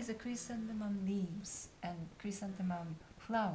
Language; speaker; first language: English; non-native, fluent; Japanese